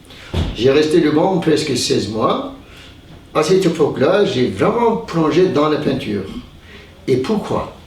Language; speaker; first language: French; non-native, learner; Turkish